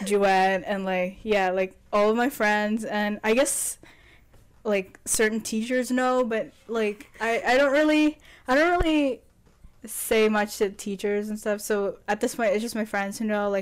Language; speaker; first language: English; non-native, local second language; Filipino